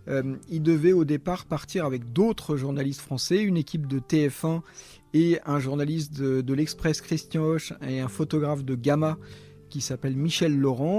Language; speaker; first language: French; native; French